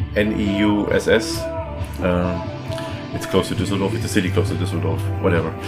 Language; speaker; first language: English; non-native, fluent; German